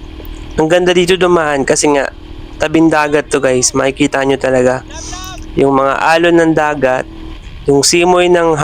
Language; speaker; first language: Filipino; native; Filipino